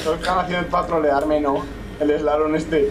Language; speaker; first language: Spanish; native; Spanish